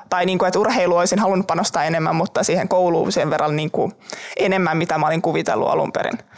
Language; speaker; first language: Finnish; native; Finnish